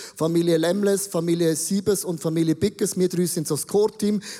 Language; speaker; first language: German; native; German